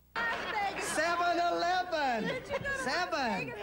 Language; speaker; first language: English; native; English